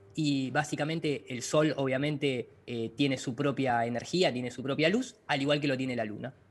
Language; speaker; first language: Spanish; native; Spanish